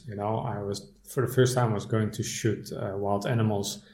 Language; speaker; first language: English; non-native, fluent; Dutch